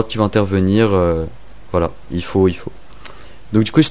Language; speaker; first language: French; native; French